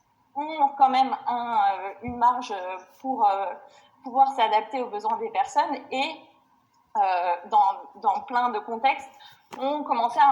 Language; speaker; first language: French; native; French